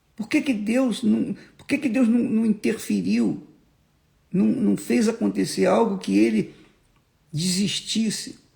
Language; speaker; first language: Portuguese; native; Portuguese